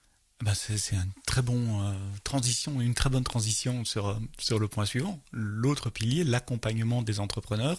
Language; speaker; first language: French; native; French